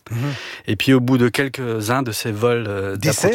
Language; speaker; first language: French; native; French